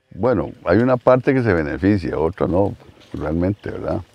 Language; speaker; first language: Spanish; native; Spanish